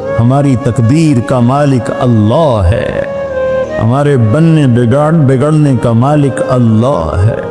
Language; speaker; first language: Urdu; non-native, local second language; Punjabi